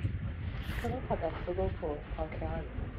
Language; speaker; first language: Japanese; non-native, fluent; Chinese